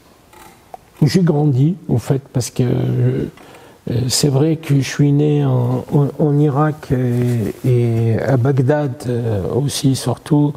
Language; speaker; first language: French; non-native, fluent; Arabic